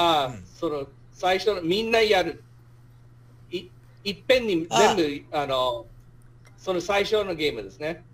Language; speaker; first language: Japanese; non-native, fluent; English